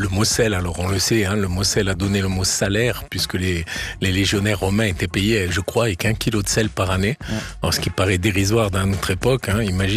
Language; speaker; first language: French; native; French